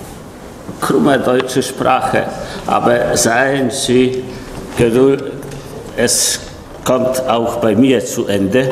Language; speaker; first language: German; non-native, fluent; Polish